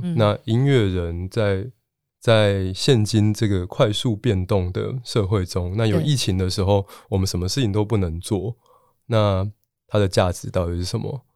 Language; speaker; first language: Chinese; native; Chinese